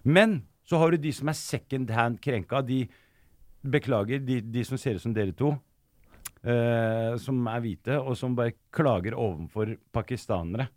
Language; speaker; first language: Norwegian; early bilingual, other home language; Arabic